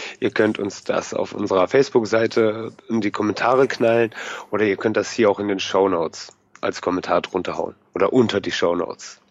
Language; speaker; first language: German; native; German